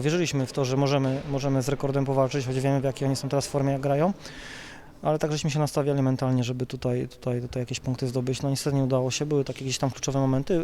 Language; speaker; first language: Polish; native; Polish